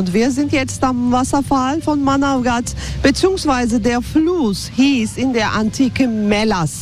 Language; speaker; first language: German; non-native, fluent; Turkish